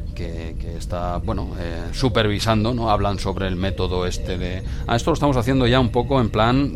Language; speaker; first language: Spanish; native; Spanish